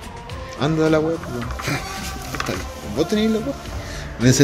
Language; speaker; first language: Spanish; native; Spanish